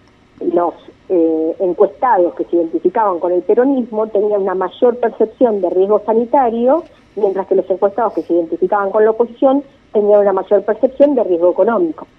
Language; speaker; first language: Spanish; native; Spanish